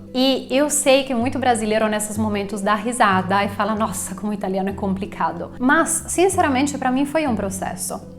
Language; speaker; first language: Portuguese; non-native, fluent; Italian